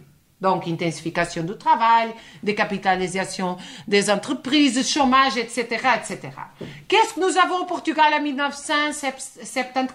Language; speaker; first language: French; non-native, fluent; Portuguese